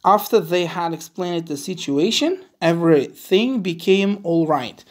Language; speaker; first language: English; non-native, fluent; Uzbek